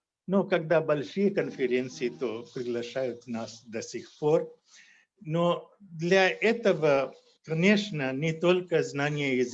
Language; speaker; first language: Russian; non-native, fluent; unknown